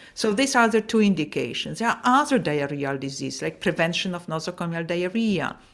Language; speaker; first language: English; non-native, fluent; Polish